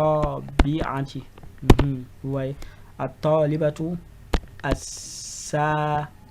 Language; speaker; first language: Arabic; non-native, fluent; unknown